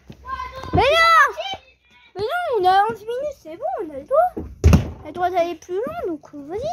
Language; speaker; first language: French; native; French